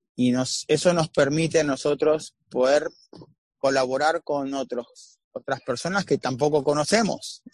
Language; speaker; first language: Spanish; native; Spanish